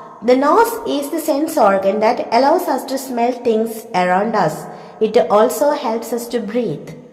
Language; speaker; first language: English; non-native, local second language; Malayalam